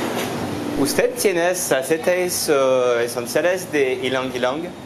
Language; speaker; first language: Spanish; non-native, learner; French